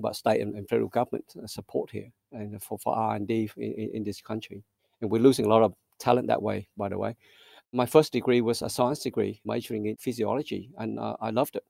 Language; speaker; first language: English; early bilingual, other home language; Vietnamese